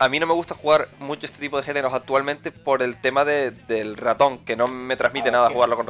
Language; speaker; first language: Spanish; native; Spanish